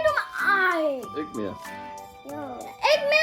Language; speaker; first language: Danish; non-native, learner; Northeastern Thai